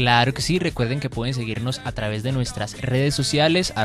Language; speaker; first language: Spanish; native; Spanish